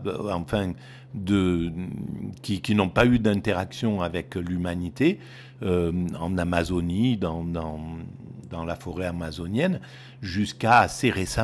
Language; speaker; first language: French; native; French